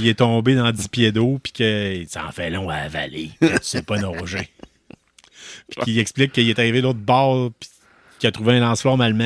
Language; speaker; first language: French; native; French